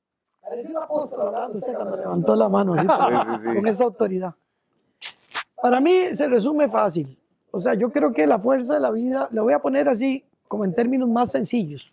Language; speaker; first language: Spanish; native; Spanish